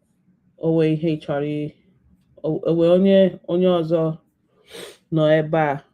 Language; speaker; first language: Igbo; non-native, learner; English